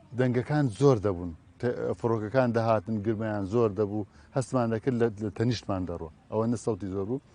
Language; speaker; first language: Central Kurdish; native; Central Kurdish